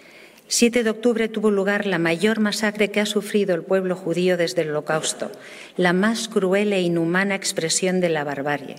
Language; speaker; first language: Spanish; native; Spanish